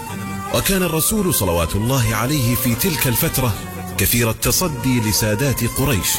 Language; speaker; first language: Arabic; native; Arabic